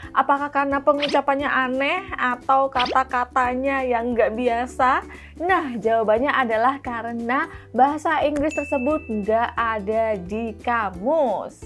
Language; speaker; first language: Indonesian; native; Indonesian